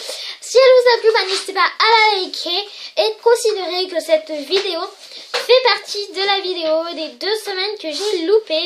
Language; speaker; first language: French; native; French